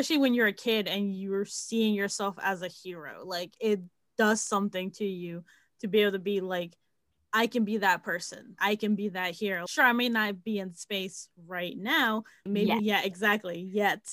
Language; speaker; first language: English; native; English